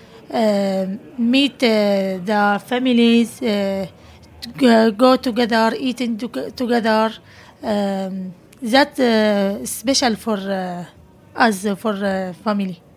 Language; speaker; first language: English; non-native, learner; Arabic